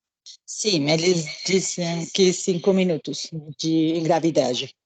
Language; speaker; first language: Portuguese; non-native, learner; Spanish